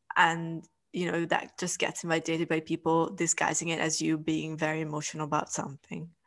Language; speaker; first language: English; non-native, fluent; Italian